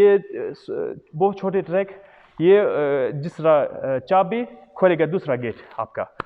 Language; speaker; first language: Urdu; non-native, learner; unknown